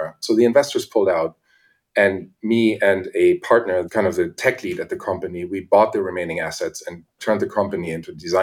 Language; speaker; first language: English; non-native, fluent; German